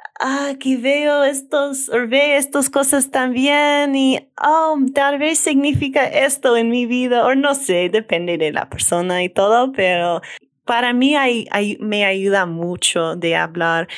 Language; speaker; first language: Spanish; non-native, learner; English